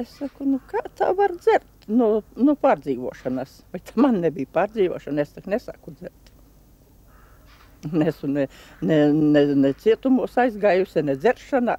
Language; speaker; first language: Latvian; native; Latvian